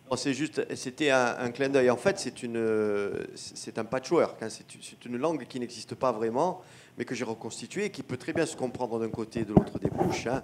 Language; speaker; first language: French; native; French